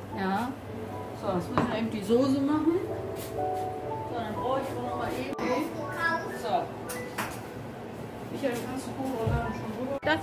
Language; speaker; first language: German; native; German